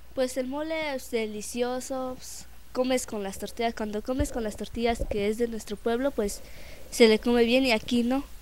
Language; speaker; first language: Spanish; non-native, local second language; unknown